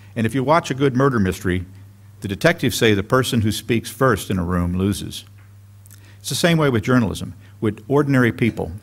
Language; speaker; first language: English; native; English